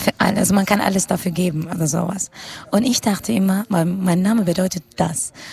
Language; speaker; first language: German; non-native, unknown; Kurdish